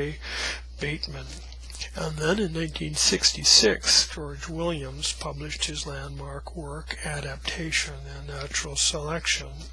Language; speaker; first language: English; native; English